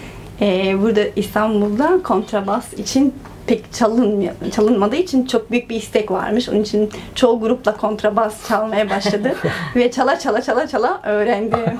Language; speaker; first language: Turkish; early bilingual, heritage; Turkish